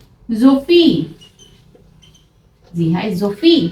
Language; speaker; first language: German; non-native, fluent; Hindi